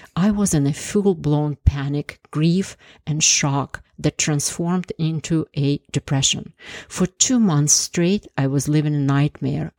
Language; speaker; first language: English; non-native, fluent; Ukrainian